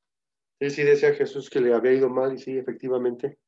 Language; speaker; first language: Spanish; native; Spanish